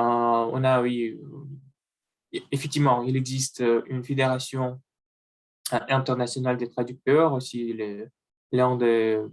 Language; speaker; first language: French; non-native, learner; Russian